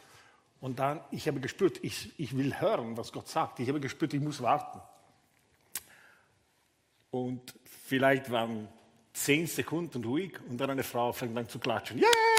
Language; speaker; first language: German; non-native, fluent; Italian